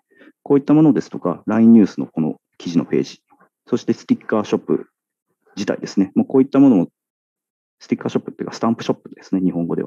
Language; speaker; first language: Japanese; native; Japanese